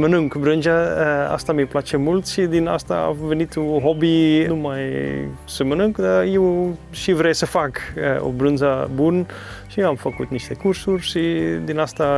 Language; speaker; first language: Romanian; non-native, learner; Dutch